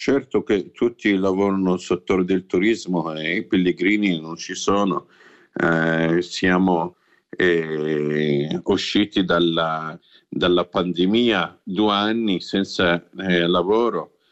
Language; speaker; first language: Italian; non-native, fluent; Arabic